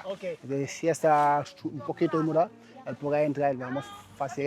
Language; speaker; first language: Spanish; non-native, learner; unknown